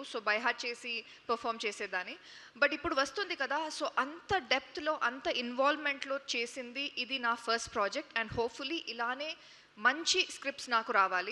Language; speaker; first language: Telugu; non-native, local second language; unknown